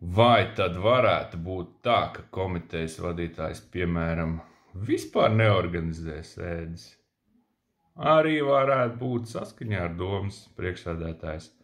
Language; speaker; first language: Latvian; native; Latvian